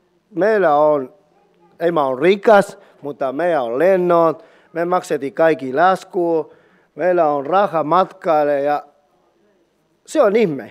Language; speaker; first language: Finnish; non-native, learner; Spanish